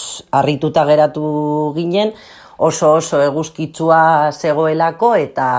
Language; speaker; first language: Basque; non-native, local second language; Spanish